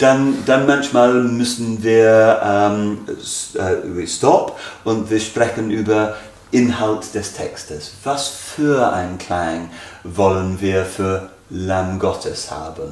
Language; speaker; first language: German; non-native, fluent; English